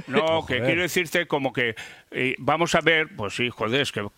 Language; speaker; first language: Spanish; native; Spanish